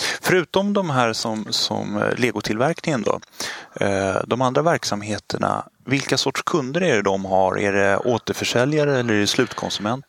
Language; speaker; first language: Swedish; native; Swedish